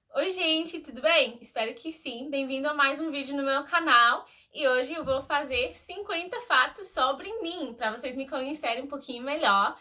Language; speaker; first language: Portuguese; early bilingual, heritage; Portuguese